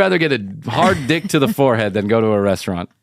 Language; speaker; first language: English; native; English